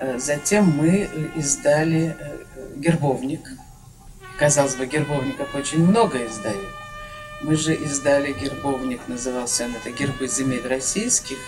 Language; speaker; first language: Russian; native; Russian